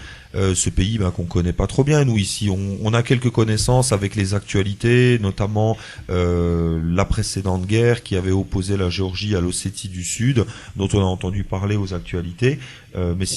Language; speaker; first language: French; native; French